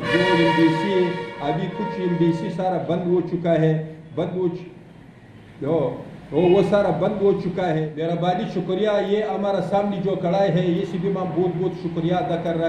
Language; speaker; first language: Hindi; non-native, learner; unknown